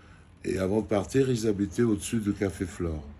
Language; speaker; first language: French; non-native, fluent; Georgian